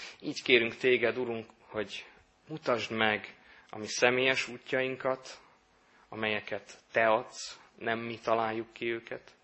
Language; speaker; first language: Hungarian; native; Hungarian